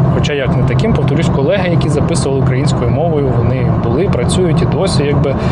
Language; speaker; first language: Ukrainian; non-native, local second language; Russian